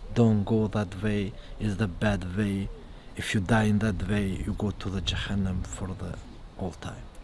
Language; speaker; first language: English; non-native, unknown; Albanian